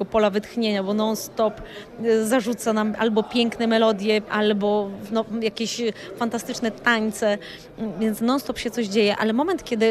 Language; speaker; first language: Polish; native; Polish